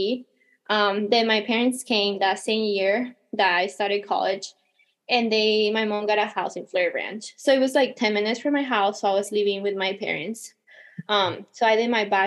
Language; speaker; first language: English; non-native, fluent; Spanish